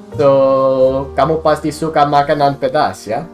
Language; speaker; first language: Indonesian; non-native, learner; English